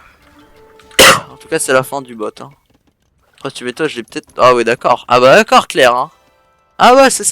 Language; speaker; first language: French; native; French